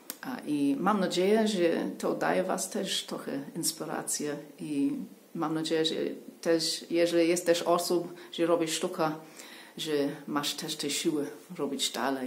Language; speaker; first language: Polish; non-native, learner; English